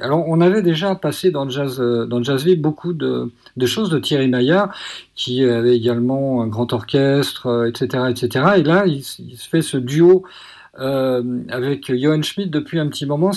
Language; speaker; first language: French; native; French